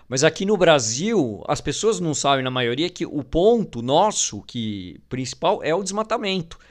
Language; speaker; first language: Portuguese; native; Portuguese